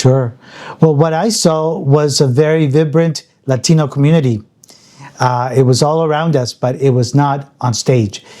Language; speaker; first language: English; early bilingual, other home language; Spanish